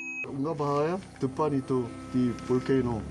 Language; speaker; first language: Indonesian; non-native, learner; Korean